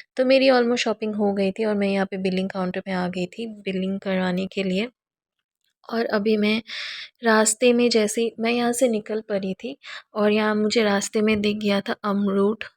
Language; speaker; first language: Hindi; non-native, local second language; Bangla